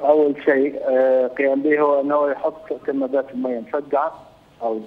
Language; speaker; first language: Arabic; native; Arabic